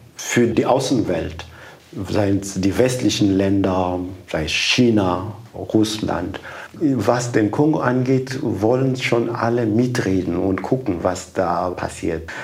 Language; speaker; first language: German; non-native, fluent; Lingala